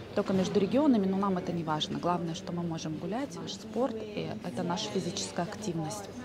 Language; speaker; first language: Russian; native; Russian